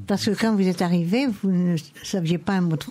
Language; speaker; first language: French; native; French